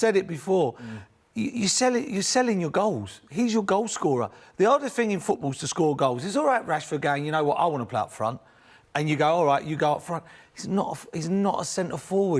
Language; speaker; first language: English; native; English